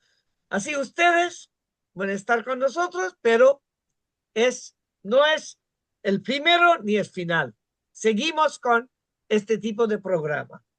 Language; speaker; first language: Spanish; non-native, fluent; Bangla